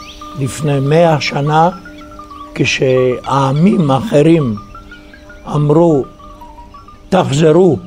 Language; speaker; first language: Hebrew; non-native, fluent; Italian